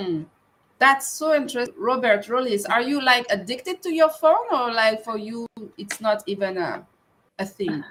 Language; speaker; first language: English; non-native, fluent; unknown